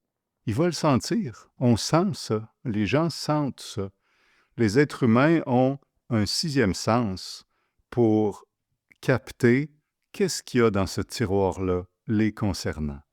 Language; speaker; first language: French; native; French